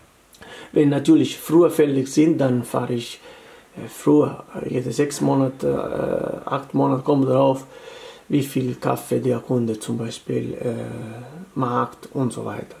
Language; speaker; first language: German; non-native, fluent; Italian